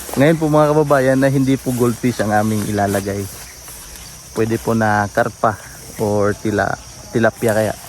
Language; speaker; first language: Filipino; non-native, local second language; Cebuano